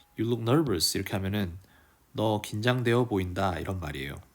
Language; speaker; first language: Korean; native; Korean